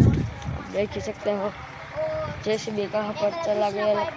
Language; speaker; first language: Hindi; non-native, local second language; Gujarati